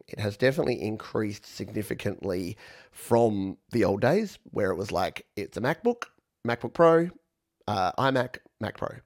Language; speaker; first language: English; native; English